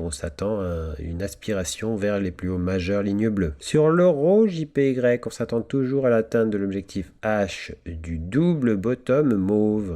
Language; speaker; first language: French; native; French